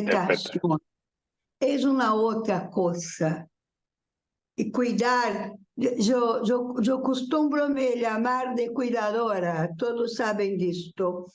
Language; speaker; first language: Spanish; non-native, learner; Portuguese